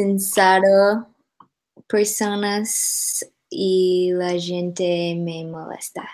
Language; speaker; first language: Spanish; non-native, learner; English